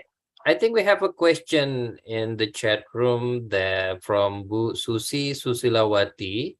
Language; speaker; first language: English; non-native, learner; Indonesian